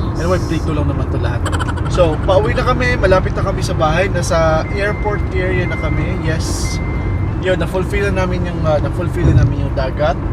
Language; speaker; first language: Filipino; non-native, local second language; Cebuano